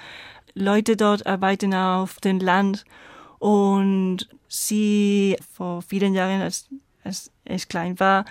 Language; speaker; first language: German; non-native, fluent; Spanish